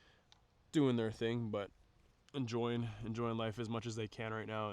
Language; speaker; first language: English; native; English